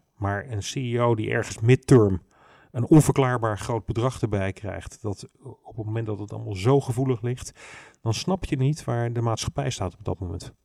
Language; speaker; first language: Dutch; native; Dutch